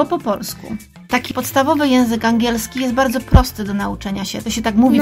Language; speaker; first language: Polish; native; Polish